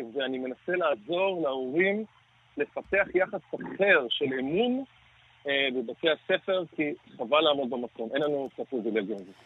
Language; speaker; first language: Hebrew; native; Hebrew